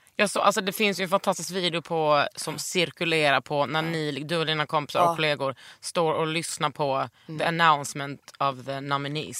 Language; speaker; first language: Swedish; native; Swedish